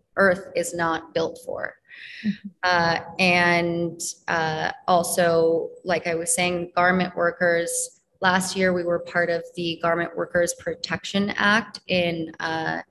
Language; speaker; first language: English; native; English